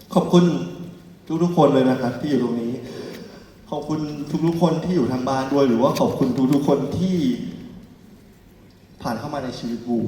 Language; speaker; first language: Thai; native; Thai